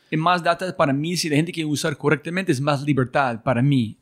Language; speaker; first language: Spanish; non-native, learner; English